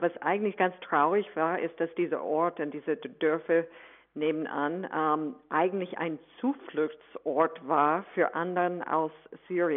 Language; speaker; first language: German; non-native, fluent; English